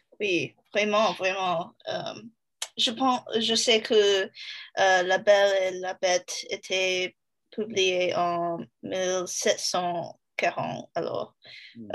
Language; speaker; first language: French; non-native, learner; English